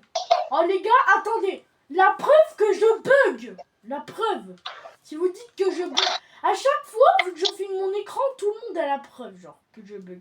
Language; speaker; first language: French; native; French